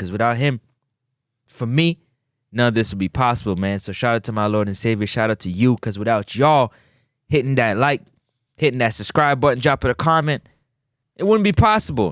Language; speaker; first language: English; native; English